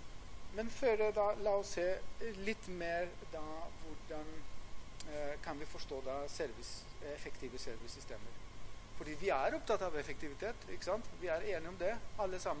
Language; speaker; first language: Norwegian; non-native, fluent; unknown